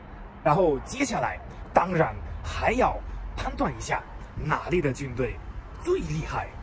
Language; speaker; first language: Chinese; non-native, fluent; German